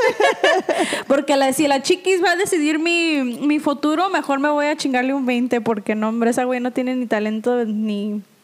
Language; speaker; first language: Spanish; early bilingual, heritage; Spanish